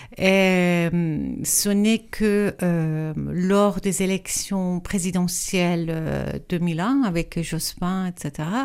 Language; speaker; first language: French; non-native, fluent; Persian